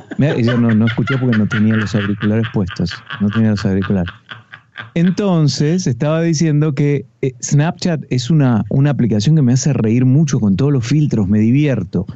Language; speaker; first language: Spanish; native; Spanish